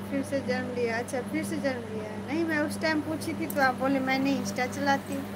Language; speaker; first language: Hindi; native; Hindi